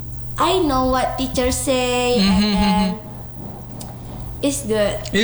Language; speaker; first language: English; non-native, learner; Indonesian